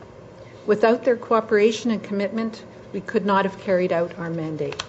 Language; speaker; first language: English; native; English